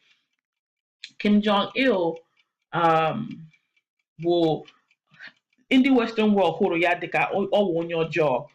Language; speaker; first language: Igbo; non-native, learner; English